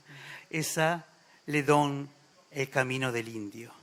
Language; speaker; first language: French; non-native, fluent; Spanish